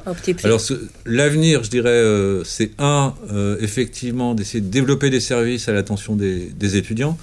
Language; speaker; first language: French; native; French